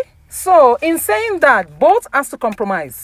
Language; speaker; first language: English; non-native, local second language; Yoruba